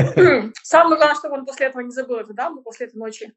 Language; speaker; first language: Russian; native; Russian